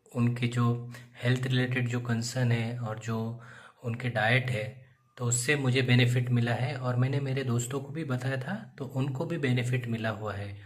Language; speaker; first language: Hindi; non-native, local second language; Marathi